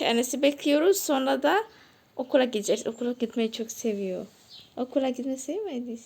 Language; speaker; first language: Turkish; non-native, fluent; Indonesian